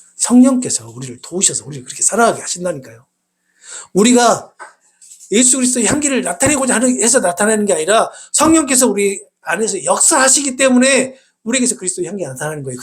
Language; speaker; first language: Korean; native; Korean